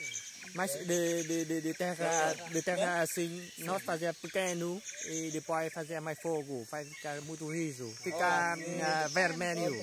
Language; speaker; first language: Portuguese; non-native, learner; Vietnamese